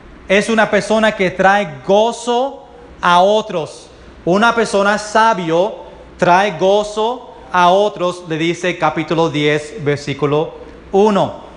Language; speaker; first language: Spanish; early bilingual, heritage; Spanish